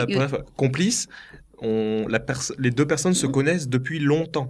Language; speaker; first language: French; native; French